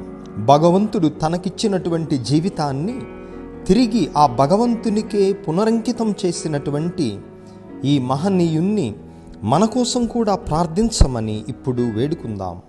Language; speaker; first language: Telugu; native; Telugu